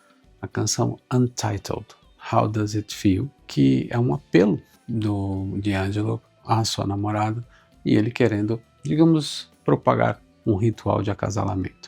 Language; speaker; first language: Portuguese; native; Portuguese